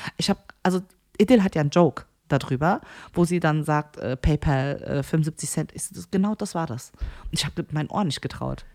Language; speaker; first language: German; early bilingual, other home language; Korean